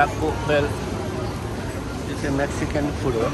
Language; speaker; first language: English; non-native, learner; Nepali